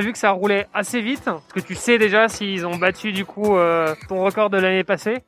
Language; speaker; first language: French; native; French